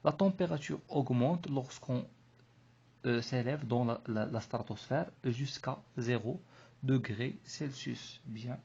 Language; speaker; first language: French; non-native, local second language; Arabic